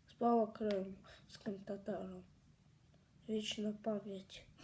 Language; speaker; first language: Ukrainian; non-native, local second language; Crimean Tatar